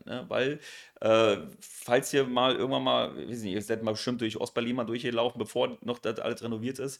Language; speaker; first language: German; native; German